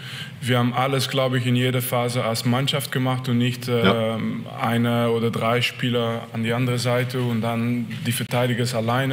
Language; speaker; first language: German; non-native, fluent; French